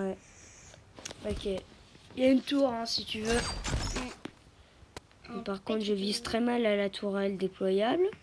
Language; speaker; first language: French; native; French